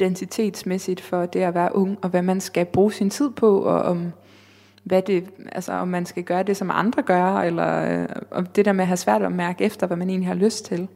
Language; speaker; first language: Danish; native; Danish